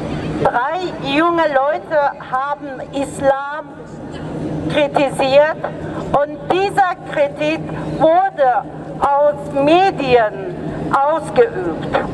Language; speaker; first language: German; non-native, fluent; Persian